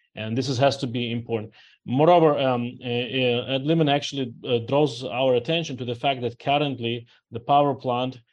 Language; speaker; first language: English; non-native, fluent; Ukrainian